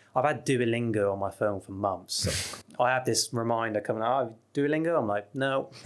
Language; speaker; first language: English; native; English